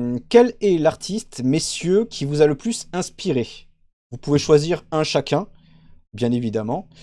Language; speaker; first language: French; native; French